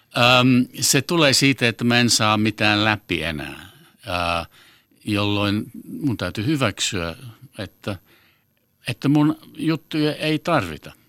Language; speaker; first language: Finnish; non-native, fluent; English